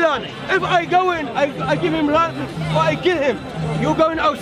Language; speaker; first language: English; non-native, learner; Arabic